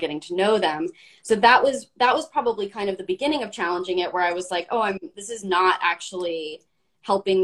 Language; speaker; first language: English; native; English